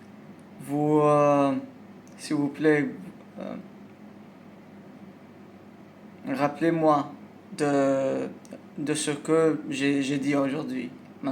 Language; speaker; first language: French; non-native, learner; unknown